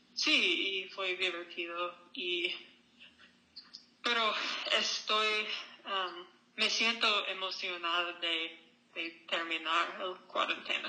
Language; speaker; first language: Spanish; non-native, learner; English